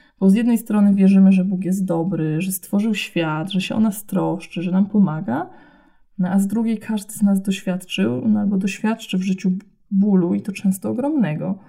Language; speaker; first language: Polish; native; Polish